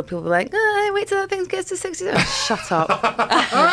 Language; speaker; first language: English; native; English